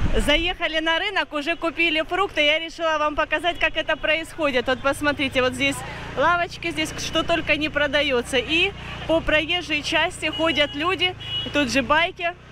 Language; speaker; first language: Russian; native; Russian